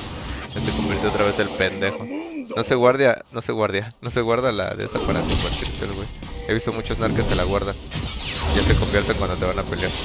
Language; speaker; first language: Spanish; native; Spanish